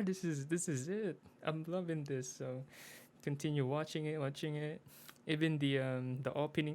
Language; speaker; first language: English; non-native, local second language; Filipino